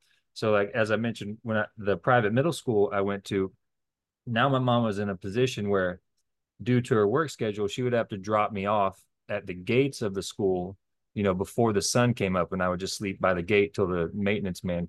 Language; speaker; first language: English; native; English